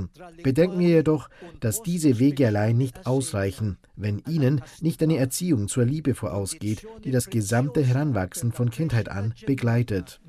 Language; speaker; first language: German; native; German